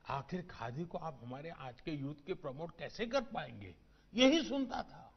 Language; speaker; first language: Hindi; non-native, local second language; Gujarati